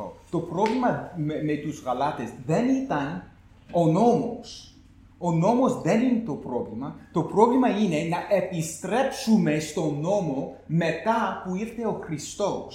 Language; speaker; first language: Greek; non-native, fluent; English